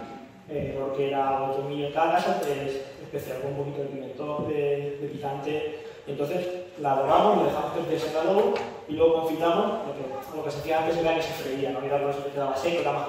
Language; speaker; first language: Spanish; native; Spanish